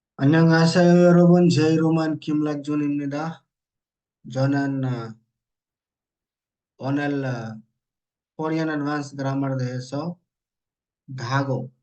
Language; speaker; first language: Korean; non-native, fluent; Hindi